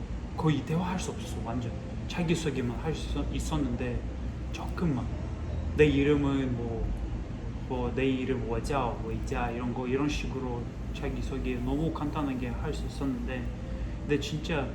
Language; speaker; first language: Korean; non-native, fluent; Russian